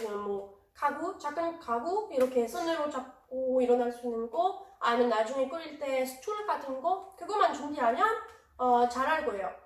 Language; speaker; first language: Korean; non-native, learner; French